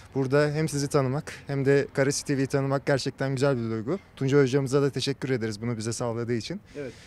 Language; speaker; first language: Turkish; native; Turkish